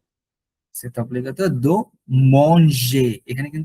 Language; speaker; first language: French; non-native, learner; Bangla